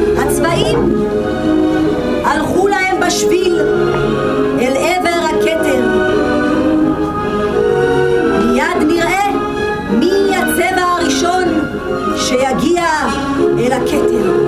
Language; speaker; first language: Hebrew; native; Hebrew